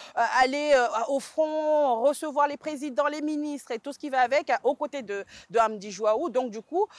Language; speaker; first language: French; native; French